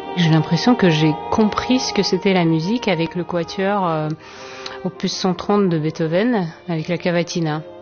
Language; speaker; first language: French; non-native, fluent; Russian